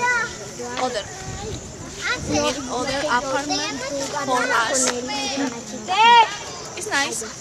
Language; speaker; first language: English; non-native, learner; Spanish